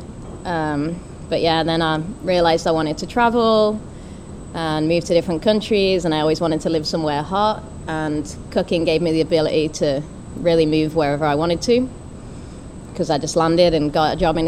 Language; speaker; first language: English; native; English